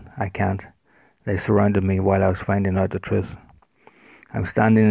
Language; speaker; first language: English; native; English